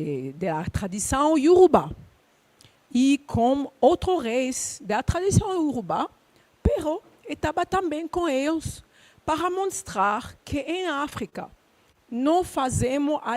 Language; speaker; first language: Portuguese; non-native, learner; Luba-Lulua